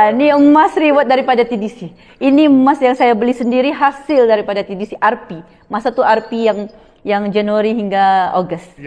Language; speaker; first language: Malay; native; Malay